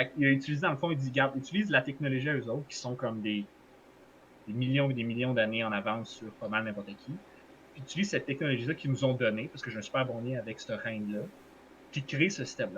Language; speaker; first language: French; native; French